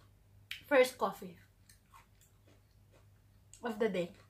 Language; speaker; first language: English; non-native, local second language; Filipino